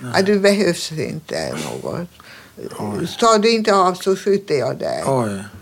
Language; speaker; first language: Swedish; non-native, fluent; Hungarian